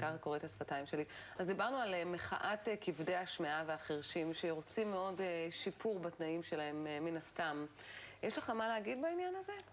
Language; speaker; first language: Hebrew; native; Hebrew